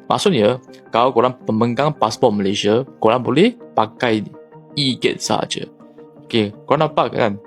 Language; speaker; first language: Malay; native; Malay